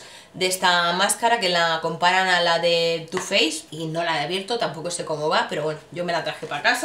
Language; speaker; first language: Spanish; native; Spanish